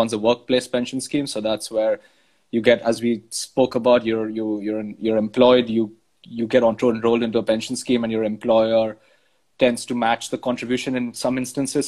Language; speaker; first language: English; non-native, local second language; Hindi